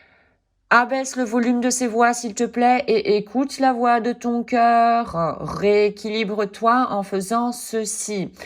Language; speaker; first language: French; native; French